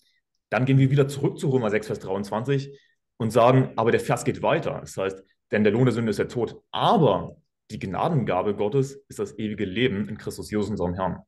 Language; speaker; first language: German; native; German